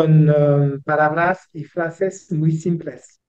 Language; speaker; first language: Spanish; non-native, learner; French